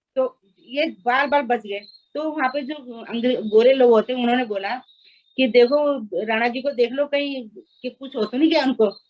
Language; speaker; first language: Hindi; non-native, local second language; Nepali